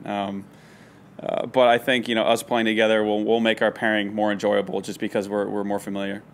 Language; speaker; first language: English; native; English